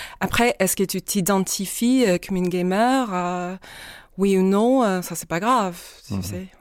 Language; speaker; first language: French; non-native, fluent; English